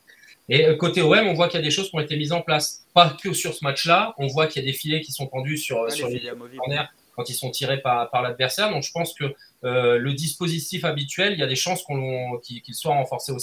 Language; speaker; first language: French; native; French